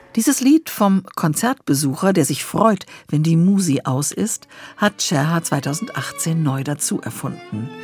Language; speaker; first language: German; native; German